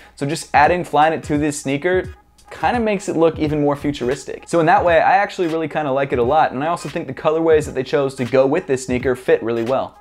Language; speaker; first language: English; native; English